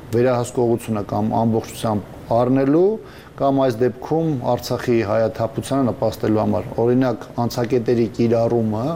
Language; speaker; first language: Armenian; native; Armenian